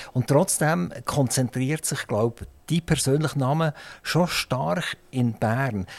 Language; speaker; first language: German; native; German